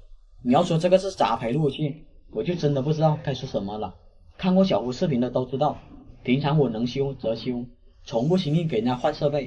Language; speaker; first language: Chinese; native; Chinese